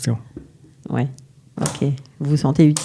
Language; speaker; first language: French; native; French